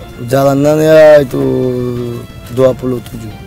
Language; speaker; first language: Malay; non-native, learner; Rohingya